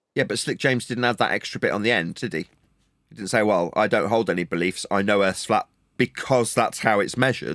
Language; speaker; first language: English; native; English